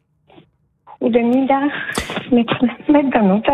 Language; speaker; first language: Dutch; non-native, learner; Polish